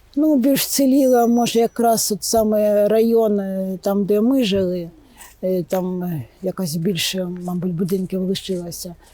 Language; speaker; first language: Ukrainian; non-native, local second language; Russian